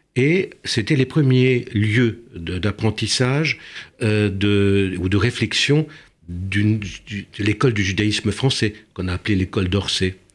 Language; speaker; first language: French; early bilingual, other home language; Romanian